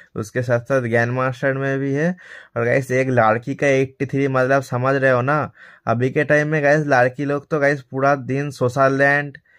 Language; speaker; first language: Hindi; non-native, local second language; Bangla